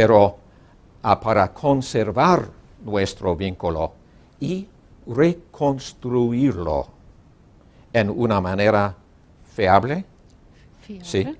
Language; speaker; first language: Spanish; non-native, learner; English